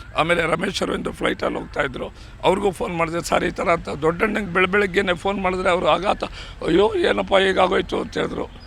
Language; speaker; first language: Kannada; native; Kannada